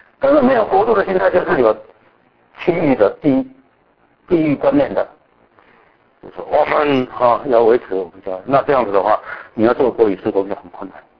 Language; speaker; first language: Chinese; native; Chinese